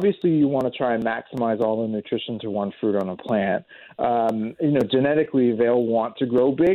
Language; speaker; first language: English; native; English